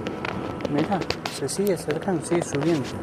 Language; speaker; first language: Spanish; native; Spanish